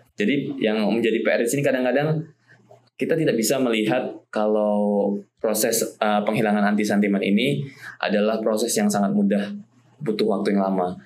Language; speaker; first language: Indonesian; native; Indonesian